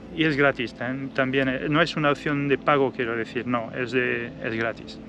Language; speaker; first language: Spanish; non-native, fluent; French